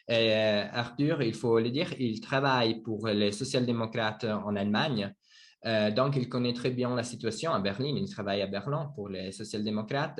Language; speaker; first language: French; non-native, learner; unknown